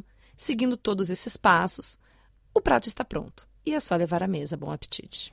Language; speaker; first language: Portuguese; native; Portuguese